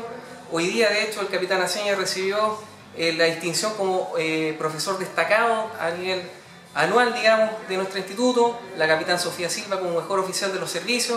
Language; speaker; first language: Spanish; native; Spanish